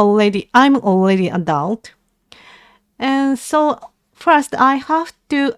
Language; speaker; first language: English; non-native, learner; Japanese